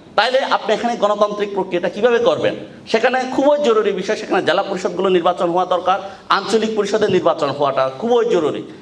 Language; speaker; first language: Bangla; non-native, local second language; Chakma